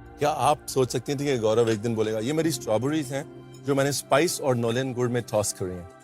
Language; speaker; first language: Hindi; native; Hindi